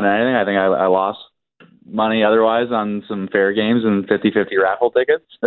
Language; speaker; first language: English; native; English